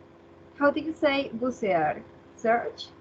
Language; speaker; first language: English; non-native, learner; Spanish